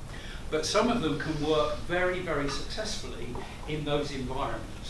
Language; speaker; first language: English; native; English